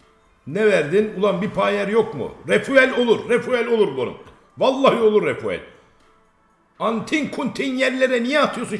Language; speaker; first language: Turkish; native; Turkish